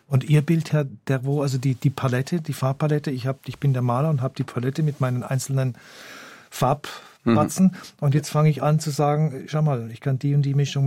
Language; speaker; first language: German; native; German